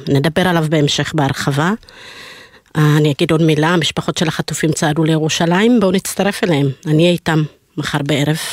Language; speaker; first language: Hebrew; early bilingual, other home language; Amharic